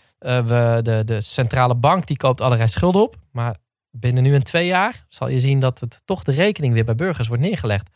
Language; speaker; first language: Dutch; native; Dutch